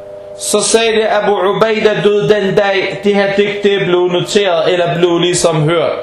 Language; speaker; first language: Danish; early bilingual, heritage; Danish